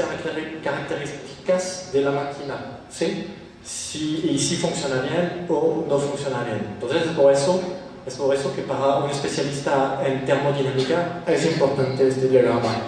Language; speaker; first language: Spanish; non-native, fluent; French